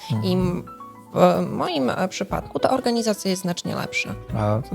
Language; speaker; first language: Polish; native; Polish